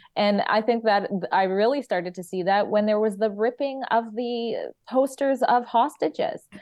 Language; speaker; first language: English; native; English